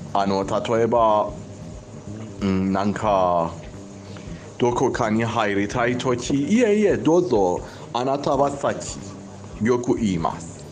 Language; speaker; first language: Japanese; non-native, learner; Persian